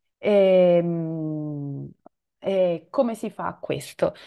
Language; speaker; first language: Italian; native; Italian